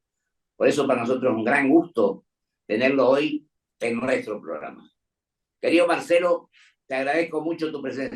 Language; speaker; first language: Spanish; native; Spanish